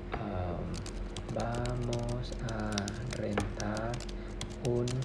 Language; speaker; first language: Spanish; non-native, learner; Thai